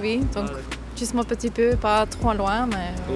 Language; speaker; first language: French; non-native, local second language; Dutch